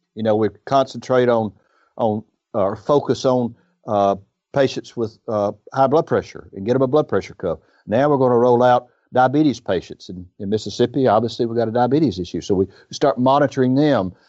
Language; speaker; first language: English; native; English